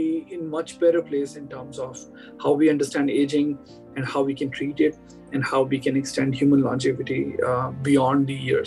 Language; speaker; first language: English; non-native, local second language; Hindi